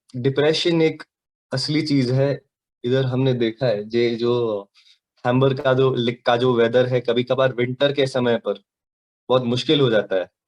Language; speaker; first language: Hindi; non-native, local second language; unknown